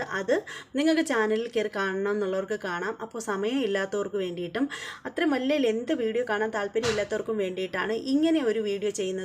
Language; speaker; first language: Malayalam; native; Malayalam